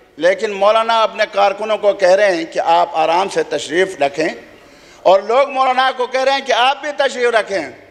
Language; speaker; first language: Urdu; non-native, local second language; Khowar